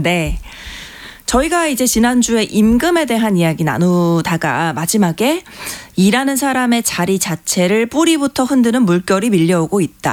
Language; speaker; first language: Korean; native; Korean